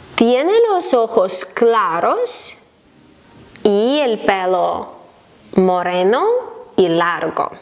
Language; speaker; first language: Spanish; non-native, fluent; Ukrainian